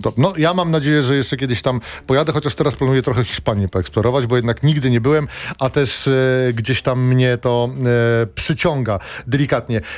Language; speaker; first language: Polish; native; Polish